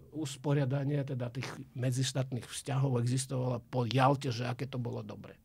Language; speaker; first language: Slovak; non-native, fluent; Russian